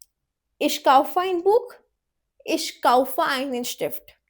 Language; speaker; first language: German; non-native, fluent; Hindi